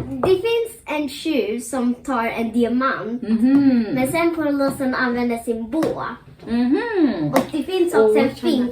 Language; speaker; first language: Swedish; early bilingual, other home language; Thai